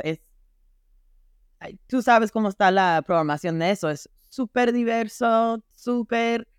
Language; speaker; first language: Spanish; non-native, fluent; English